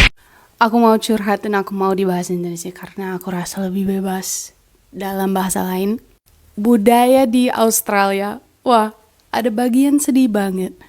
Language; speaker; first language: Indonesian; non-native, fluent; English